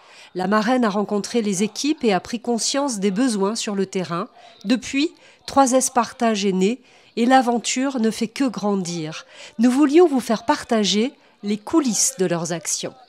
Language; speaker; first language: French; native; French